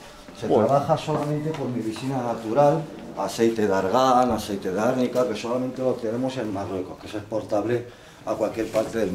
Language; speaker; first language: Spanish; non-native, fluent; Arabic